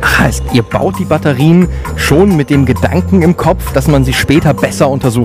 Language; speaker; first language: German; native; German